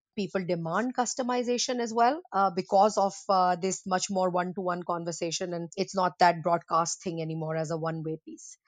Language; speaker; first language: English; non-native, local second language; Hindi